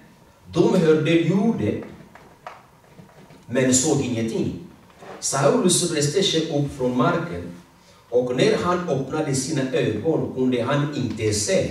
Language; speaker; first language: Swedish; non-native, fluent; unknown